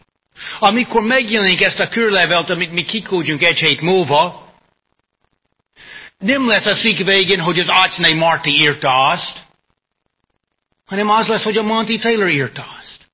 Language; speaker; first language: Hungarian; non-native, fluent; English